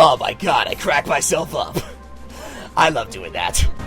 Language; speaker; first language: English; native; English